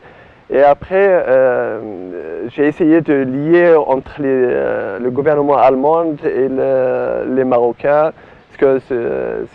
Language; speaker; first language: French; non-native, learner; Arabic